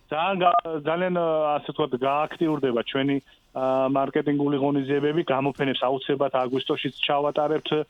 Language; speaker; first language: Georgian; native; Georgian